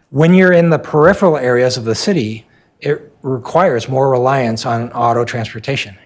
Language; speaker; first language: English; native; English